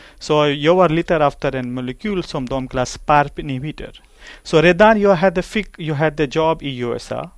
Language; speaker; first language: Swedish; non-native, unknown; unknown